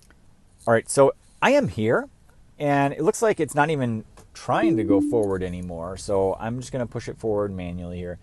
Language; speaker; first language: English; native; English